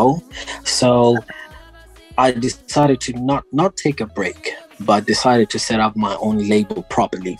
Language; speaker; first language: English; non-native, local second language; Shona